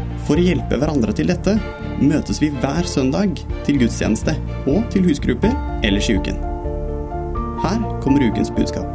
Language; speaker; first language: Norwegian; native; Norwegian